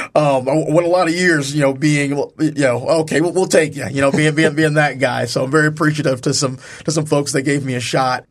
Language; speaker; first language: English; native; English